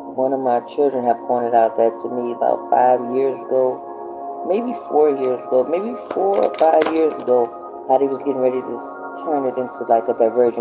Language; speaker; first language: English; native; English